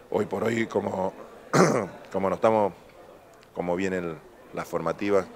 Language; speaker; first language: Spanish; native; Spanish